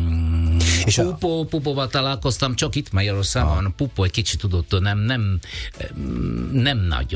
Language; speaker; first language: Hungarian; non-native, fluent; Italian